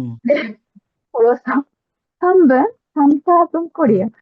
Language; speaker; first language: Korean; non-native, fluent; Japanese